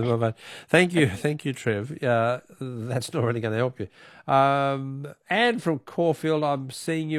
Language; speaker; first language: English; native; English